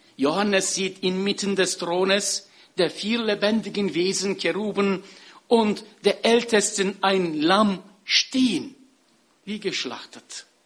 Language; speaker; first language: German; non-native, fluent; Turkish